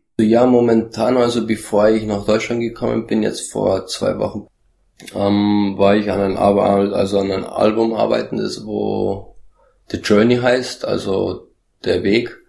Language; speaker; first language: German; early bilingual, heritage; German